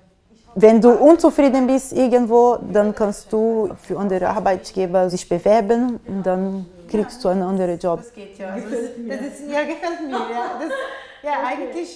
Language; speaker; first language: German; non-native, fluent; Portuguese